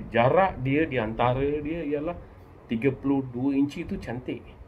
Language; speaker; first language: Malay; non-native, local second language; Tamil